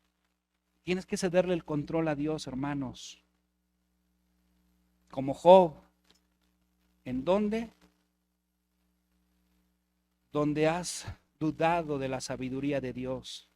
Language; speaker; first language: Spanish; native; Spanish